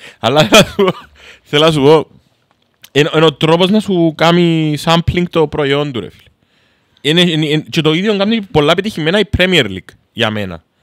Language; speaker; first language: Greek; native; Greek